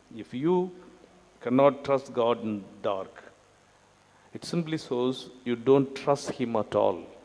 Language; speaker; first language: English; non-native, local second language; Tamil